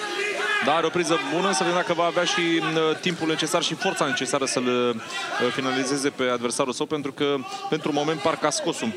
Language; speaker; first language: Romanian; native; Romanian